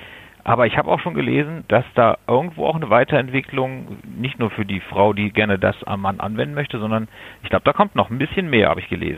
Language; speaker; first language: German; native; German